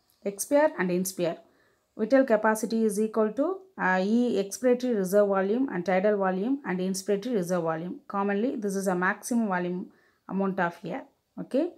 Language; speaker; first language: English; non-native, local second language; Tamil